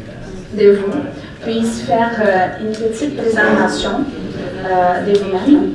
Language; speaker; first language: French; non-native, fluent; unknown